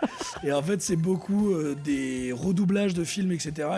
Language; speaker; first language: French; native; French